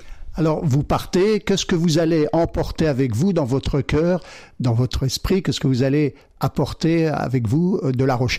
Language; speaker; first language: French; native; French